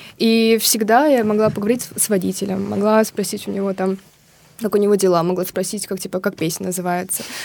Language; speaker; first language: Russian; native; Russian